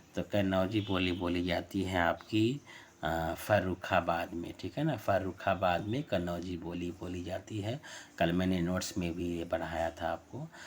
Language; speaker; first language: Hindi; native; Hindi